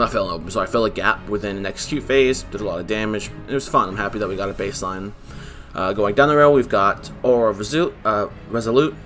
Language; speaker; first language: English; native; English